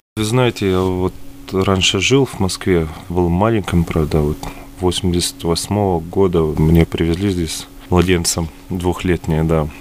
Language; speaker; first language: Russian; early bilingual, other home language; Arabic